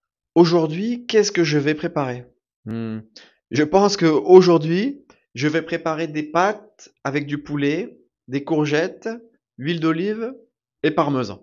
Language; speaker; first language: French; native; French